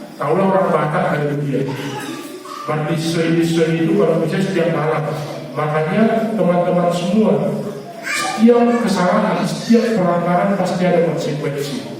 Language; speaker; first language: Indonesian; non-native, local second language; Batak Toba